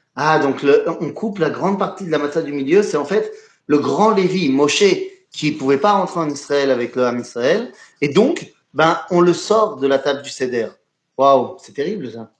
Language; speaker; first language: French; native; French